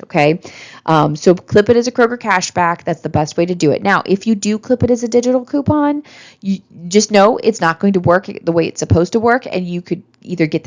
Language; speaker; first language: English; native; English